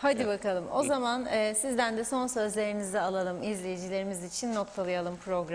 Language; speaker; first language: Turkish; native; Turkish